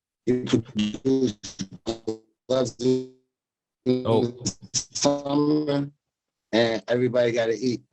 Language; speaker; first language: English; native; English